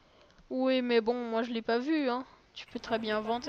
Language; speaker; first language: French; native; French